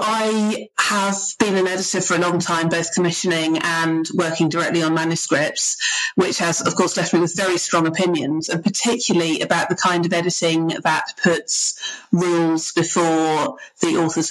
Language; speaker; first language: English; native; English